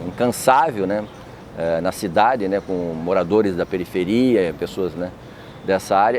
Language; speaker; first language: Portuguese; native; Portuguese